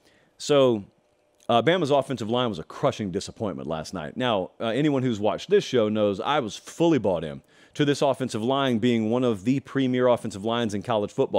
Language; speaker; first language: English; native; English